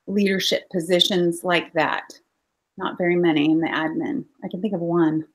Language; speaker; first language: English; native; English